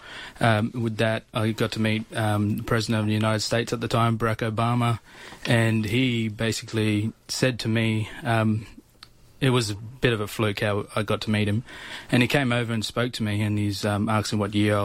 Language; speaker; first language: English; native; English